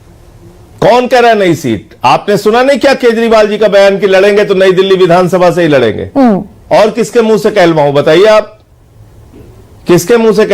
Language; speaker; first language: Hindi; native; Hindi